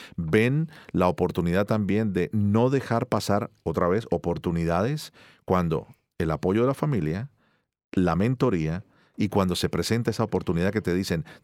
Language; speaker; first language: Spanish; native; Spanish